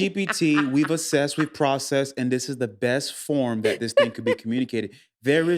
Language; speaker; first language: English; native; English